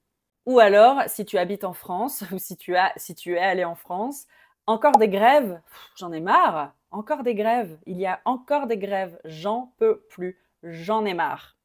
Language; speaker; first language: French; native; French